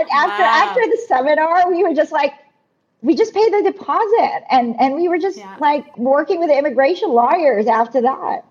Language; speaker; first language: English; non-native, local second language; Filipino